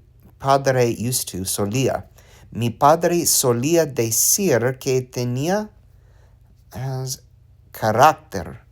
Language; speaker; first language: Spanish; non-native, learner; English